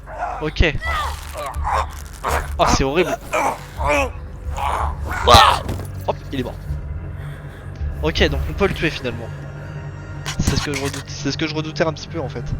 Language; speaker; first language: French; native; French